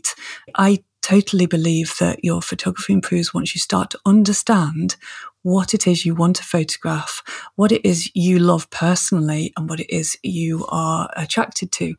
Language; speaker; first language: English; native; English